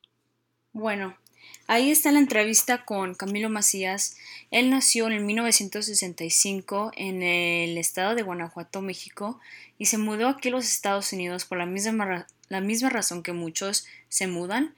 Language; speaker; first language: Spanish; early bilingual, heritage; Spanish